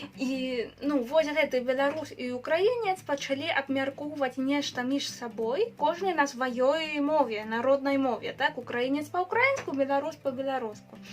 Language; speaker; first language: Belarusian; non-native, fluent; Spanish